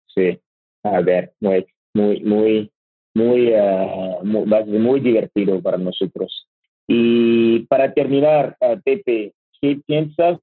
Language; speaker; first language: Spanish; non-native, learner; French